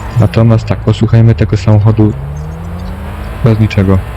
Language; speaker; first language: Polish; native; Polish